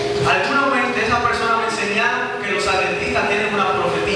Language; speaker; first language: Spanish; native; Spanish